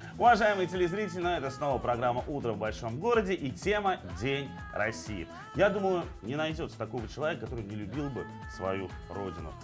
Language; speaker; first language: Russian; native; Russian